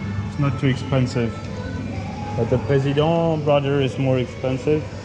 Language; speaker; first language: English; non-native, fluent; German